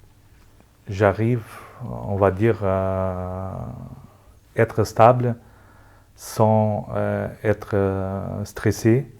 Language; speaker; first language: French; non-native, local second language; Luxembourgish